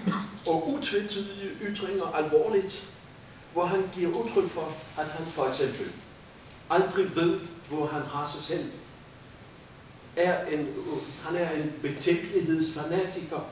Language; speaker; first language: Danish; non-native, fluent; French